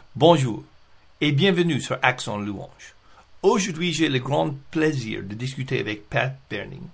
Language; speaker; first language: French; non-native, fluent; English